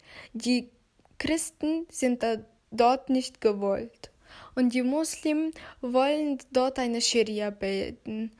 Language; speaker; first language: German; non-native, fluent; Turkish